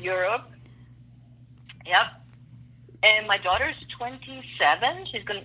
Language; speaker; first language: English; non-native, fluent; German